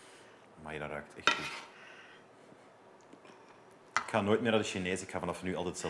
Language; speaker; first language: Dutch; native; Dutch